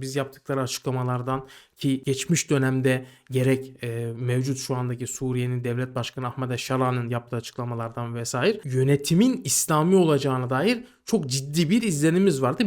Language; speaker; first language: Turkish; native; Turkish